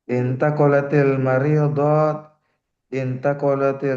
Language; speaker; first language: Arabic; non-native, learner; Indonesian